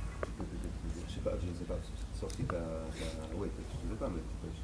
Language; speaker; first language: French; non-native, fluent; Hebrew